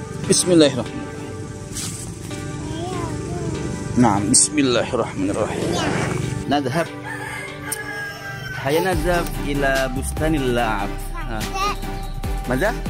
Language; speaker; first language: Arabic; non-native, fluent; Indonesian